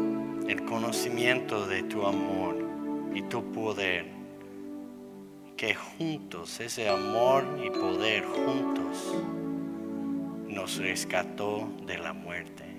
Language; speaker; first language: Spanish; non-native, fluent; English